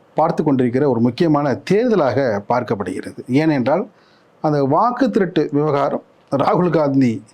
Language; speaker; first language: Tamil; native; Tamil